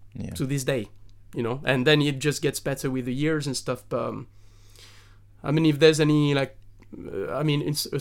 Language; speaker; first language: English; non-native, fluent; French